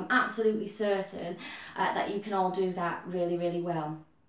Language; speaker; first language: English; native; English